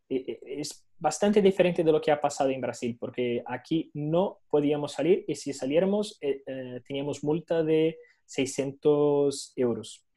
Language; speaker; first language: Spanish; non-native, fluent; Portuguese